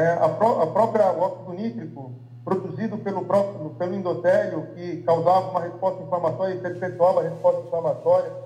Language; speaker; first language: Portuguese; native; Portuguese